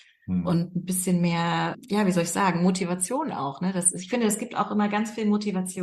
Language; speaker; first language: German; native; German